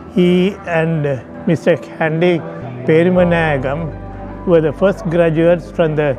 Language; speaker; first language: English; non-native, local second language; Tamil